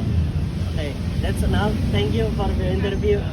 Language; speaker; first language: English; non-native, learner; Indonesian